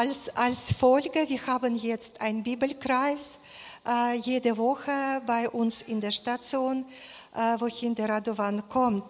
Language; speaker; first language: German; non-native, fluent; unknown